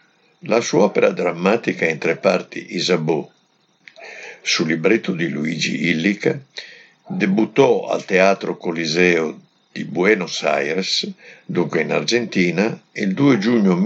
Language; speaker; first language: Italian; native; Italian